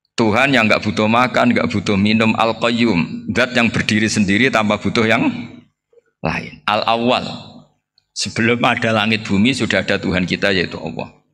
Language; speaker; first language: Indonesian; non-native, local second language; Javanese